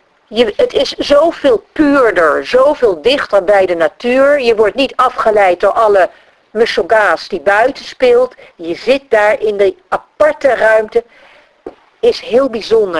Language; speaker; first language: Dutch; native; Dutch